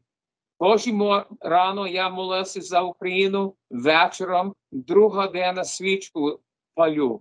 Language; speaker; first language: Ukrainian; early bilingual, heritage; Ukrainian